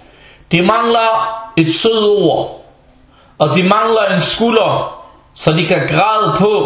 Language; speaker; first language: Danish; early bilingual, other home language; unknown